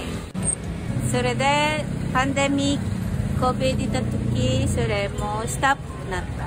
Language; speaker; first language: Japanese; non-native, learner; Filipino